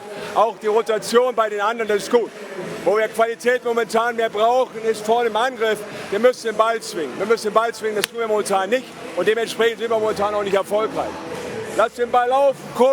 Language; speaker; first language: German; native; German